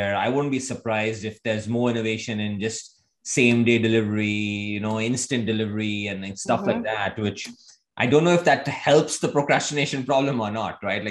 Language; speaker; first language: English; non-native, local second language; Hindi